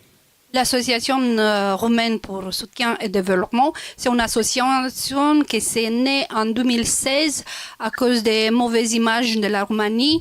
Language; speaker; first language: French; non-native, local second language; Romanian